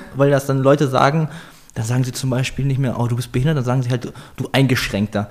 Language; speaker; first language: German; native; German